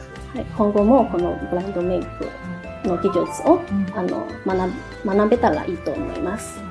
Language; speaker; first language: Japanese; non-native, fluent; Chinese